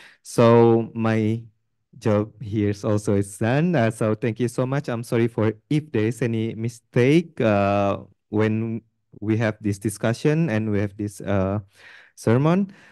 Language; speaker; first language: English; non-native, fluent; Indonesian